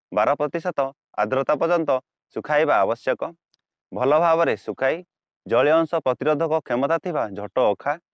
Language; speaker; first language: Odia; native; Odia